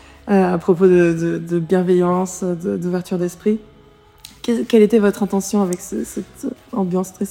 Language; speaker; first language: French; native; French